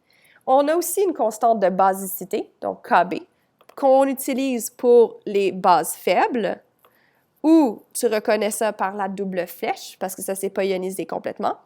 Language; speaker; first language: French; native; French